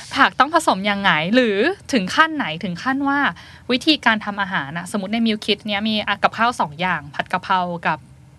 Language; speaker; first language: Thai; native; Thai